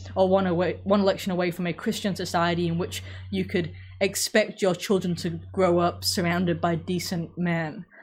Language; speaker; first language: English; native; English